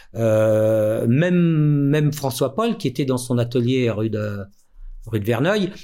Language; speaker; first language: French; native; French